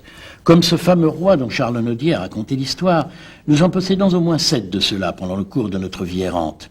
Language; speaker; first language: French; native; French